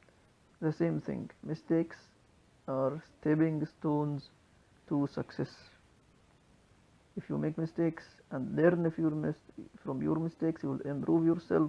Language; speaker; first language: English; non-native, local second language; Arabic